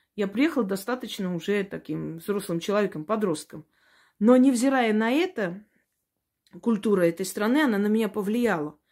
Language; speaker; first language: Russian; non-native, local second language; Armenian